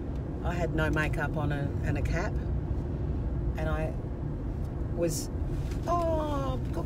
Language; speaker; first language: English; native; English